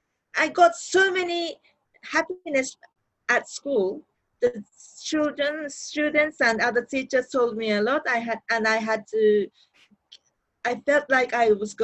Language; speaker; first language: English; non-native, learner; Japanese